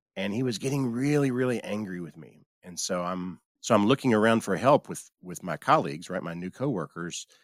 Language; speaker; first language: English; native; English